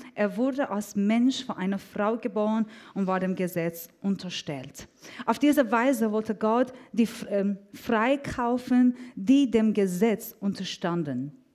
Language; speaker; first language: German; non-native, fluent; Persian